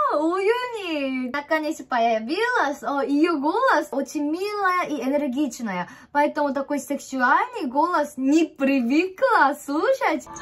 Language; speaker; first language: Russian; non-native, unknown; Korean